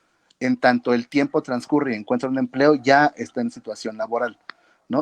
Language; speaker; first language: Spanish; native; Spanish